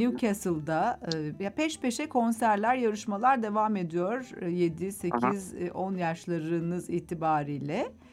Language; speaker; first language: Turkish; native; Turkish